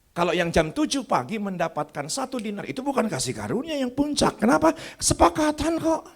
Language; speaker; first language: Indonesian; native; Indonesian